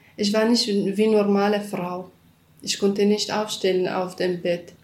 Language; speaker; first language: German; non-native, learner; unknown